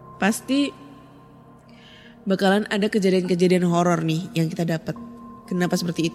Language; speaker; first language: Indonesian; native; Indonesian